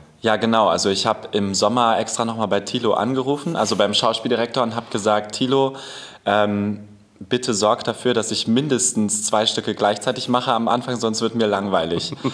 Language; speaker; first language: German; native; German